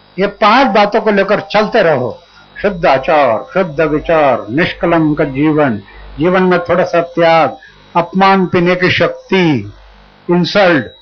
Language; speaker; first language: Hindi; non-native, local second language; Marathi